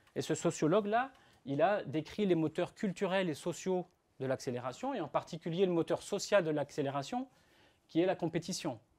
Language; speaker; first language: French; native; French